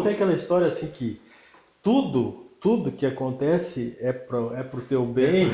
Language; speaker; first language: Portuguese; native; Portuguese